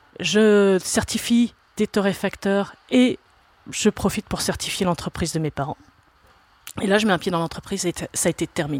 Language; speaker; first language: French; native; French